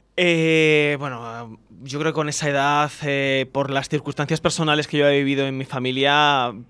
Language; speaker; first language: Spanish; native; Spanish